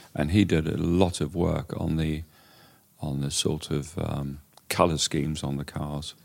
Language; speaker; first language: English; native; English